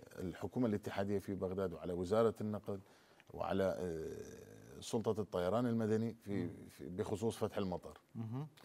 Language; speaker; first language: Arabic; non-native, local second language; Turkmen